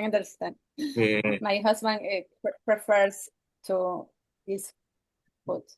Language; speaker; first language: English; non-native, learner; Spanish